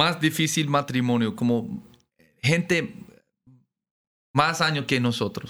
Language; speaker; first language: Spanish; non-native, learner; English